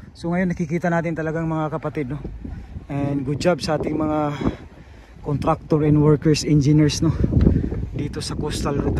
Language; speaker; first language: Filipino; non-native, local second language; Cebuano